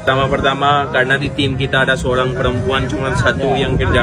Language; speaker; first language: Indonesian; non-native, fluent; Urdu